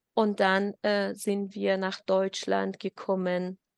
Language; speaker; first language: German; non-native, fluent; Persian